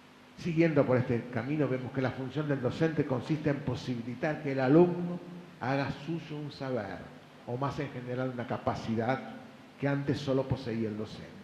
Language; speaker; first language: Spanish; native; Spanish